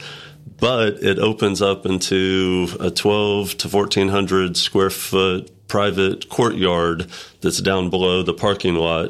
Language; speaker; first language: English; native; English